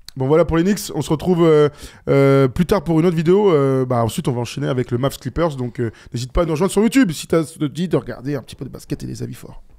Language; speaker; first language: French; native; French